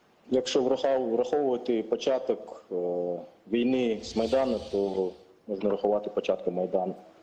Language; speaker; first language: Ukrainian; non-native, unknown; Chechen